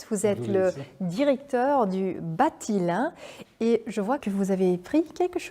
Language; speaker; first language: French; non-native, local second language; Dutch